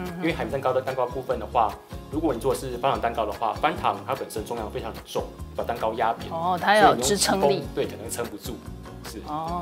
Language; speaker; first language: Chinese; native; Chinese